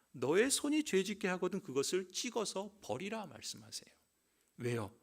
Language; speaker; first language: Korean; native; Korean